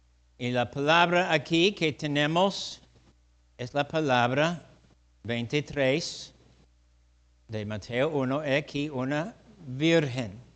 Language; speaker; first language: Spanish; non-native, fluent; English